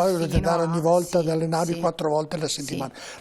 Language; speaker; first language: Italian; native; Italian